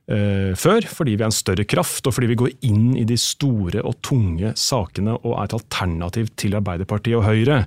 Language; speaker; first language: Norwegian; native; Norwegian